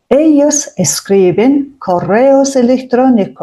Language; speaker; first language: Spanish; non-native, fluent; Mongolian